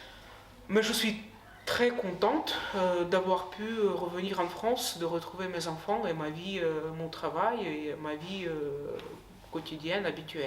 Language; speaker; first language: French; non-native, fluent; Ukrainian